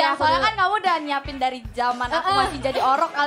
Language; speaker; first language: Indonesian; native; Indonesian